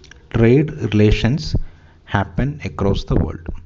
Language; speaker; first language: English; non-native, local second language; Malayalam